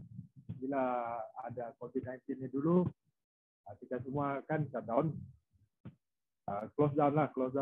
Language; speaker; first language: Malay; non-native, local second language; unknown